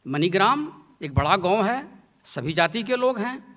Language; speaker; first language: Hindi; native; Hindi